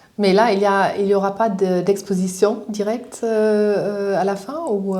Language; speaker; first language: French; non-native, fluent; German